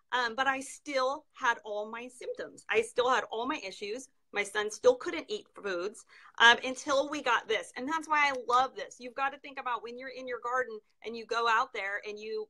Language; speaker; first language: English; native; English